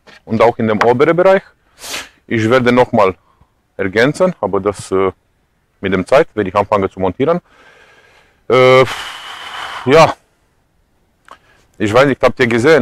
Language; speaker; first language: German; non-native, fluent; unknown